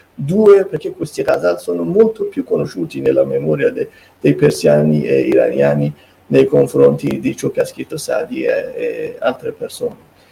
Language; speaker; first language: Italian; non-native, fluent; Persian